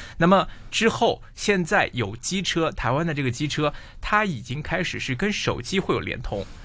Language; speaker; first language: Chinese; native; Chinese